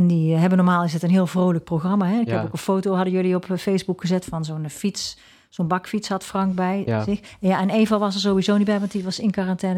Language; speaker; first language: Dutch; native; Dutch